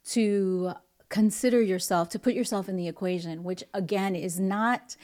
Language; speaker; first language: English; native; English